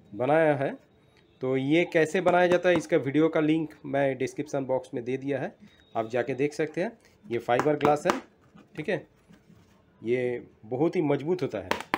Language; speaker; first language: Hindi; non-native, local second language; Bangla